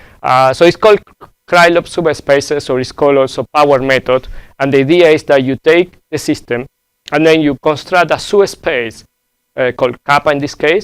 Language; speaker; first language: English; non-native, fluent; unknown